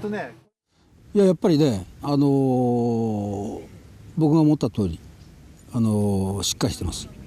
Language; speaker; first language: Japanese; native; Japanese